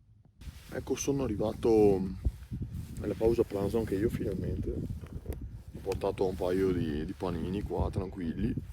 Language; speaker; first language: Italian; native; Italian